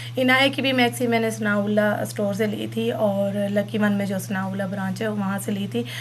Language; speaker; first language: Urdu; native; Urdu